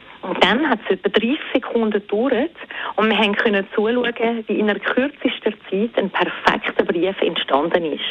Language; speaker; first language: German; native; German